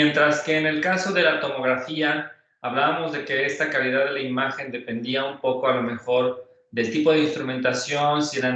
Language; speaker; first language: Spanish; native; Spanish